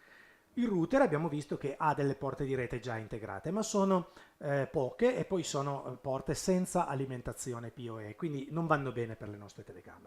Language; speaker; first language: Italian; native; Italian